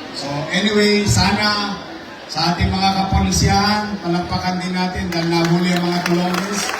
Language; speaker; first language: Filipino; native; Filipino